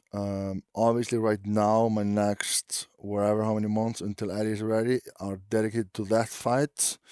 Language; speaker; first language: English; non-native, fluent; Icelandic